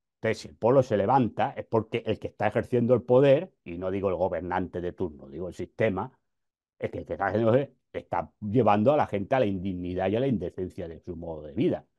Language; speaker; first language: Spanish; native; Spanish